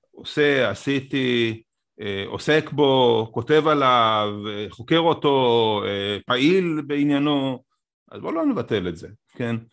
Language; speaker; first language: Hebrew; native; Hebrew